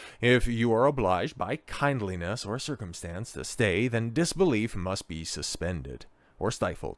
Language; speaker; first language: English; native; English